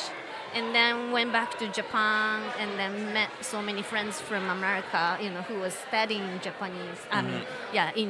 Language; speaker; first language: English; non-native, fluent; Japanese